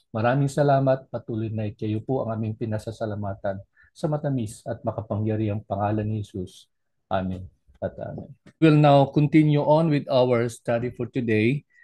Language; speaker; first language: Filipino; non-native, local second language; Cebuano